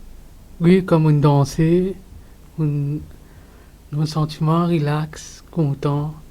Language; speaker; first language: French; non-native, local second language; Morisyen